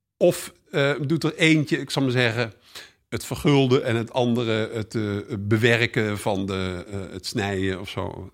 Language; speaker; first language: Dutch; native; Dutch